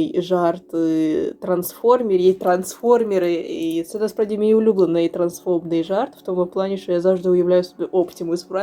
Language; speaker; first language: Ukrainian; non-native, local second language; Russian